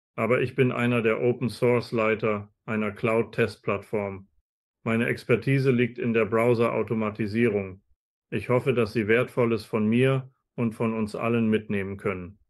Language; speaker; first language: German; non-native, fluent; Spanish